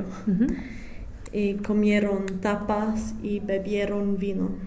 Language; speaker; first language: Spanish; non-native, fluent; English